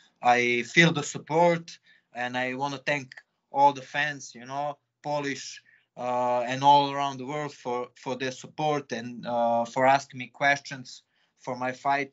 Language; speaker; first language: English; non-native, fluent; Serbian